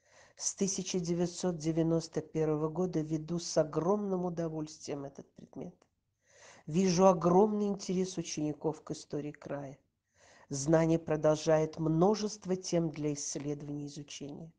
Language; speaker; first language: Russian; native; Russian